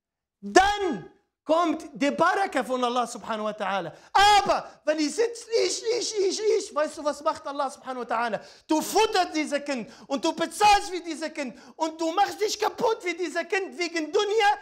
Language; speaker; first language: German; non-native, fluent; Arabic